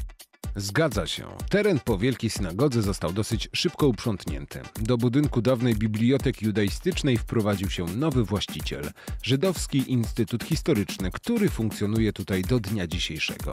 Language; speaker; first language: Polish; native; Polish